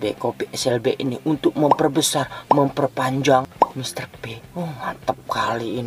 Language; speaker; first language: Indonesian; native; Indonesian